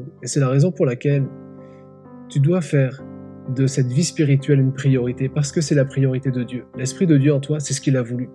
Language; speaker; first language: French; native; French